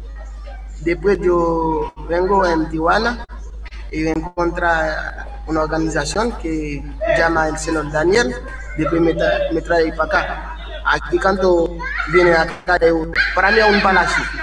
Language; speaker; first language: Spanish; non-native, learner; Haitian Creole